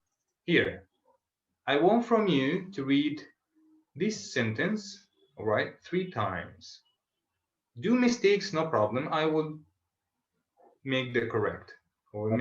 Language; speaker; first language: English; non-native, learner; Arabic